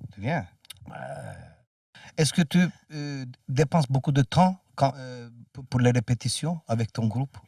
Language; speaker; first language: French; non-native, fluent; Turkish